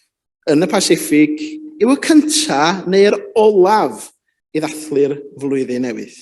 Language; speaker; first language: Welsh; native; Welsh